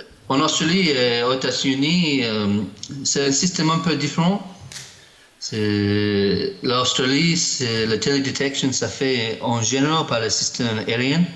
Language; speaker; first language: French; non-native, learner; English